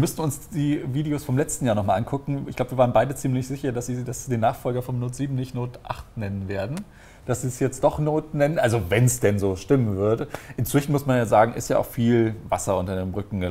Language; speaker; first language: German; native; German